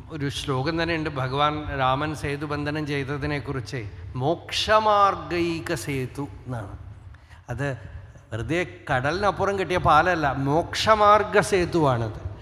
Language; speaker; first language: Malayalam; non-native, local second language; Tamil